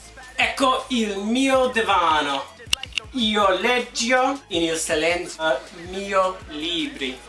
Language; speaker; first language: Italian; non-native, learner; English